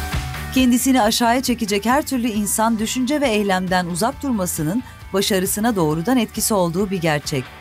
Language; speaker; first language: Turkish; native; Turkish